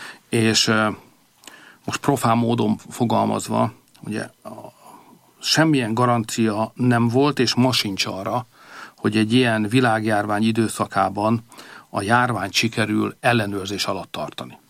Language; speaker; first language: Hungarian; native; Hungarian